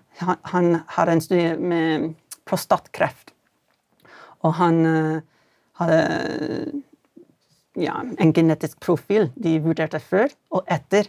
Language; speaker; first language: Swedish; non-native, fluent; English